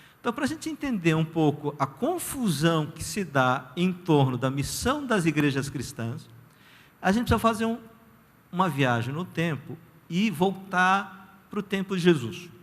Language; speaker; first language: Portuguese; early bilingual, other home language; Korean